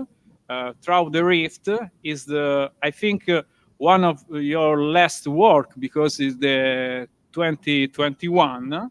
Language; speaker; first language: English; non-native, learner; Italian